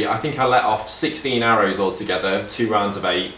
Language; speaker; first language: English; native; English